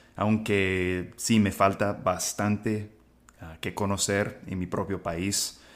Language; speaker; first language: Spanish; non-native, fluent; English